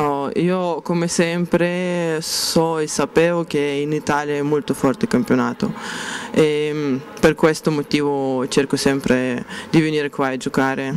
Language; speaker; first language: Italian; non-native, fluent; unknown